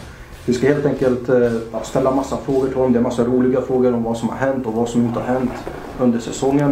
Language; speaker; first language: Swedish; native; Swedish